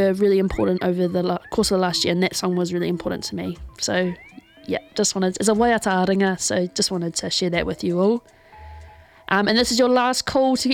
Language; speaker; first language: English; native; English